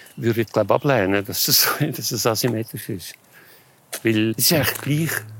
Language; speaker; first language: German; native; German